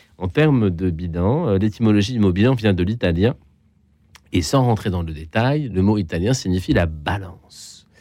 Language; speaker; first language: French; native; French